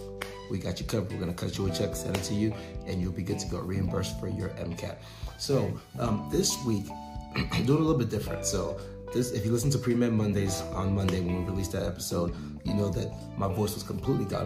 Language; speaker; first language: English; native; English